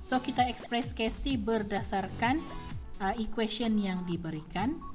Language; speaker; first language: Malay; native; Malay